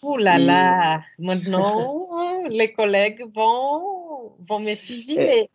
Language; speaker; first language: French; non-native, fluent; Portuguese